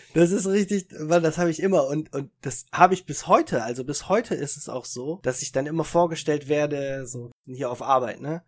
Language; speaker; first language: German; early bilingual, other home language; Italian